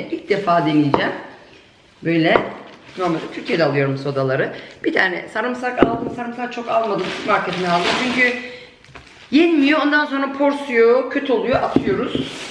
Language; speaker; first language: Turkish; early bilingual, heritage; Turkish